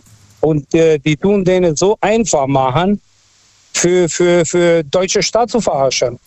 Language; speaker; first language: German; non-native, fluent; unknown